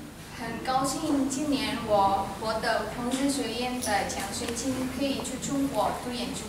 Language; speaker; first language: Chinese; non-native, fluent; Indonesian